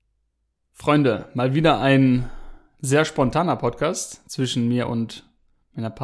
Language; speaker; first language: German; native; German